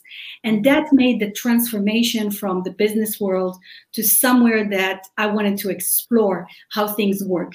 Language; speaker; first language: English; non-native, fluent; Hebrew